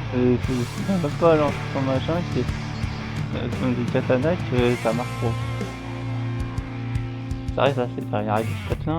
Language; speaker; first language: French; native; French